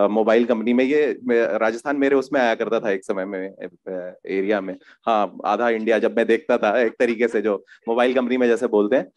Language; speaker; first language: Hindi; native; Hindi